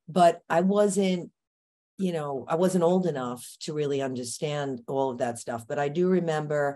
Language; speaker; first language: English; native; English